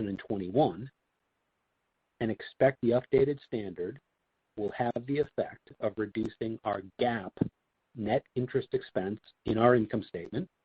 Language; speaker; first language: English; native; English